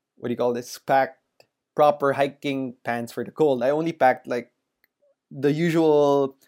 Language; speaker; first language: English; non-native, local second language; Filipino